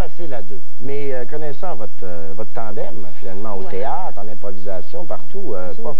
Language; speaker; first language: French; native; French